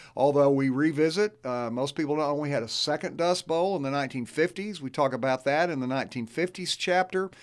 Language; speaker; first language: English; native; English